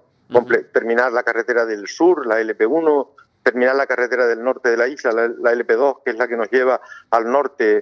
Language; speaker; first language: Spanish; native; Spanish